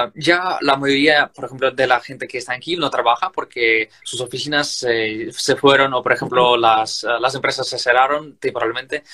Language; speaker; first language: Spanish; non-native, fluent; Ukrainian